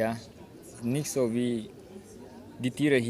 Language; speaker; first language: German; non-native, learner; Indonesian